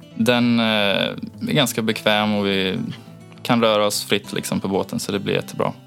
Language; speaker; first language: Swedish; native; Swedish